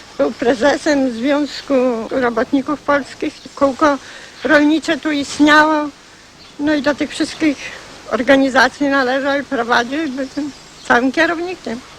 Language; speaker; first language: Polish; native; Polish